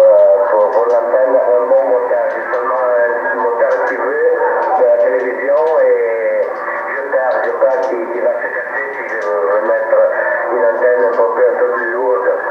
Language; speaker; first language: French; non-native, fluent; Italian